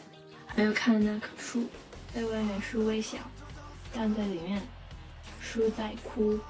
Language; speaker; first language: Chinese; non-native, learner; English